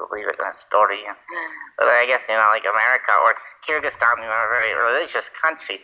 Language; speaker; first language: English; native; English